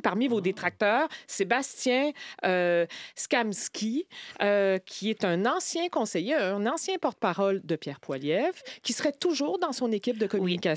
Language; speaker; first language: French; native; French